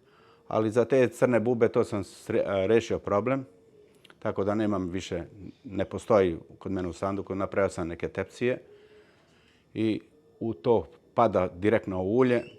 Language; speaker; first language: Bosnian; early bilingual, heritage; Serbian